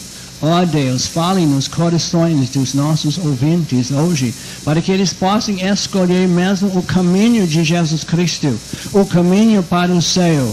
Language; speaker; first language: Portuguese; non-native, fluent; English